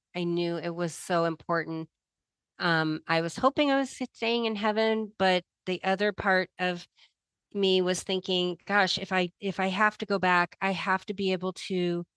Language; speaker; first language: English; native; English